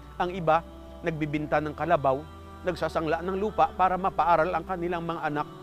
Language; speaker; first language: Filipino; non-native, local second language; Hiligaynon